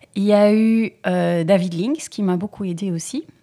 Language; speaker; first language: French; native; French